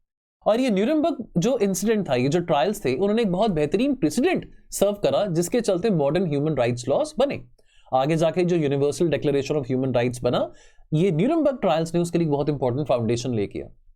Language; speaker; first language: Hindi; native; Hindi